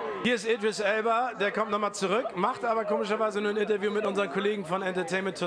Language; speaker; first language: German; native; German